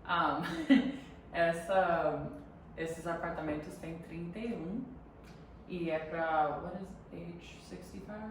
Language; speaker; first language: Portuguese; early bilingual, heritage; Portuguese